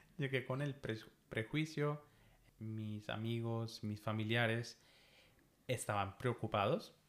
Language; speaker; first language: Spanish; non-native, fluent; Italian